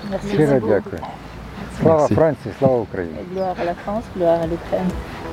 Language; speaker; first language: French; non-native, learner; Ukrainian